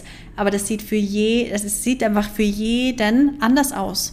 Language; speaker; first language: German; native; German